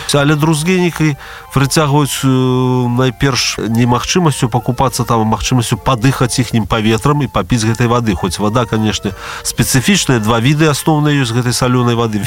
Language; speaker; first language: Belarusian; native; Belarusian